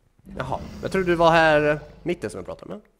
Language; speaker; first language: Swedish; native; Swedish